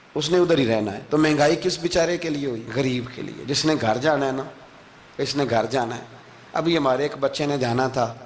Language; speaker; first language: Urdu; non-native, local second language; Punjabi